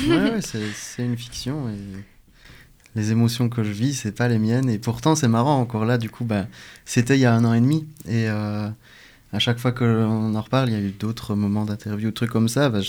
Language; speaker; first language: French; native; French